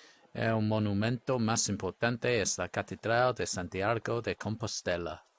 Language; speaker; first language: Spanish; non-native, learner; English